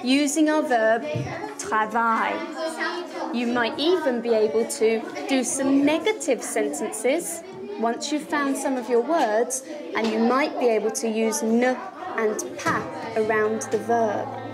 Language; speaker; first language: English; native; English